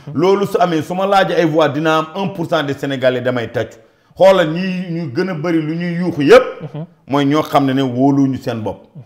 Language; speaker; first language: Wolof; non-native, local second language; Fula